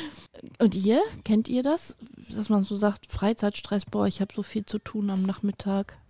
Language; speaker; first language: German; native; German